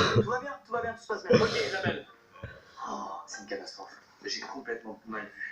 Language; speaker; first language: French; native; French